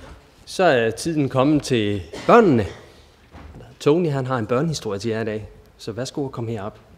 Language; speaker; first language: Danish; native; Danish